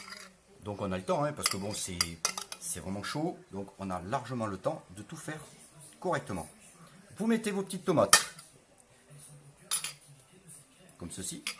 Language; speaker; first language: French; native; French